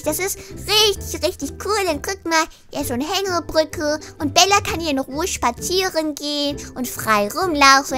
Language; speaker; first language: German; native; German